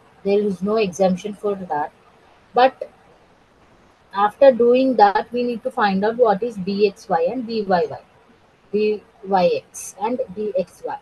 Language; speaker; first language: English; non-native, local second language; Telugu